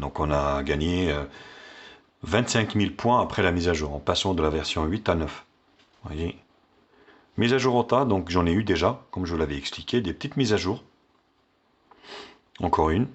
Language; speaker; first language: French; native; French